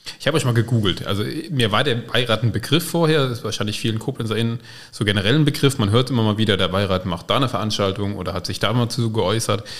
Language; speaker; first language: German; native; German